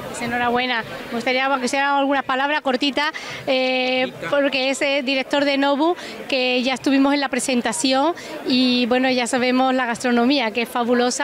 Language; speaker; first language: Spanish; native; Spanish